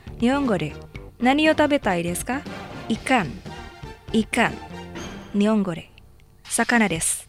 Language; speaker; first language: Japanese; non-native, fluent; Indonesian